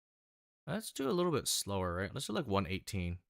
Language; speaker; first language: English; native; English